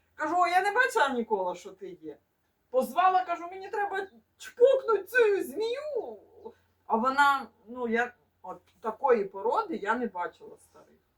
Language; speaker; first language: Ukrainian; native; Ukrainian